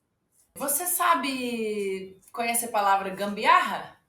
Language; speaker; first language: Portuguese; non-native, fluent; Ukrainian